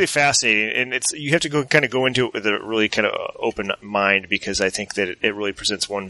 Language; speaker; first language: English; native; English